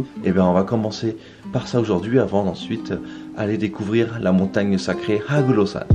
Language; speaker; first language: French; native; French